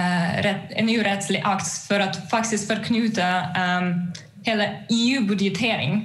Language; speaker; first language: Swedish; non-native, fluent; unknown